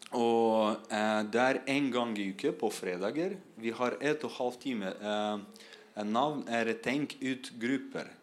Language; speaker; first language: Norwegian; non-native, learner; Russian